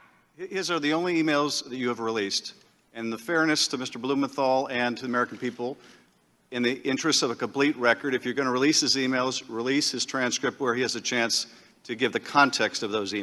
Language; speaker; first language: English; native; English